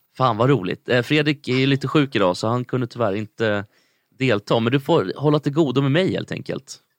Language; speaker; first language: Swedish; native; Swedish